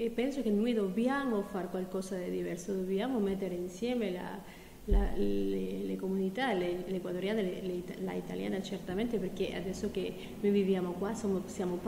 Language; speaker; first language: Italian; non-native, fluent; Spanish